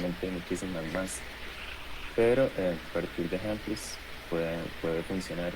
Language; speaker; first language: Spanish; native; Spanish